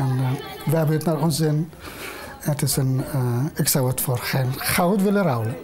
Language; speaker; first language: Dutch; non-native, fluent; Arabic